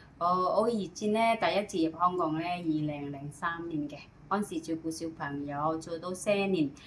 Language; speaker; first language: Cantonese; non-native, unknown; Indonesian